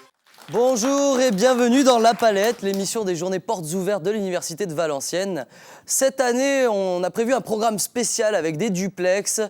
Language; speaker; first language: French; native; French